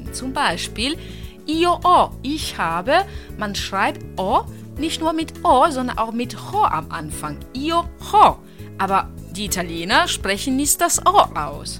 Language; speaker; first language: German; non-native, fluent; Italian